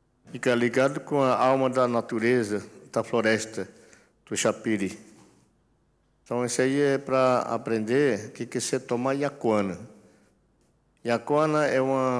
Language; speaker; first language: Portuguese; non-native, local second language; Yanomámi